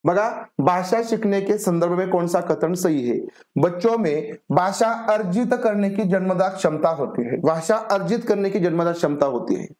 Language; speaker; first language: Hindi; non-native, local second language; Marathi